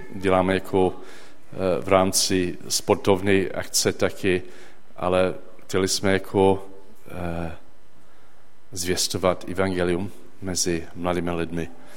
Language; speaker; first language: Czech; non-native, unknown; English